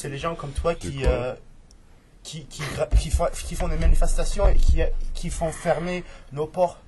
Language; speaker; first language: French; non-native, fluent; English